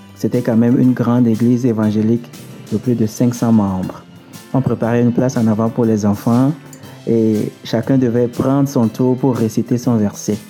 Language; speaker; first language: French; non-native, local second language; Ewe